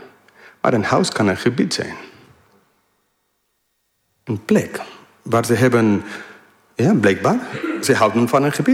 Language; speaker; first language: Dutch; non-native, fluent; English